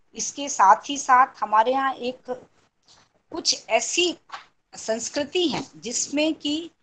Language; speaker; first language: Hindi; native; Hindi